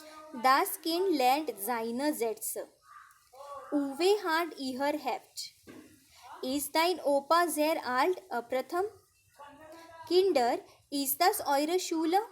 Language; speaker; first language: German; non-native, fluent; Marathi